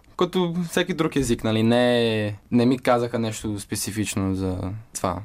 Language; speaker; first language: Bulgarian; early bilingual, heritage; Bulgarian